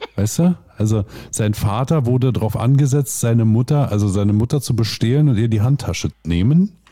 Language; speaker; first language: German; native; German